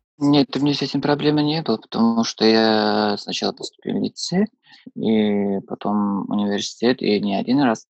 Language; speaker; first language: Russian; non-native, fluent; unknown